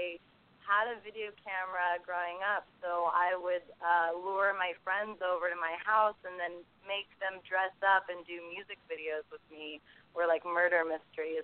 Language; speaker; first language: English; native; English